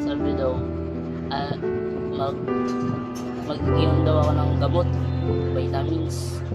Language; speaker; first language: Filipino; non-native, local second language; Bikol